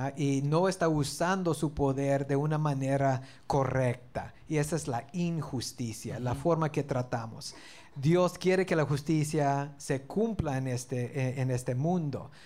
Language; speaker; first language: Spanish; early bilingual, heritage; Spanish